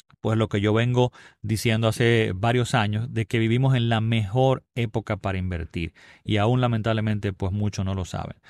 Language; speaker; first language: Spanish; native; Spanish